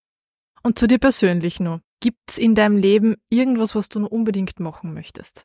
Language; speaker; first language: German; native; German